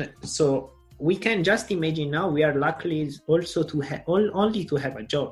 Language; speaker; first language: English; non-native, learner; Italian